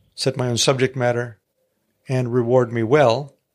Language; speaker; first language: English; early bilingual, other home language; Greek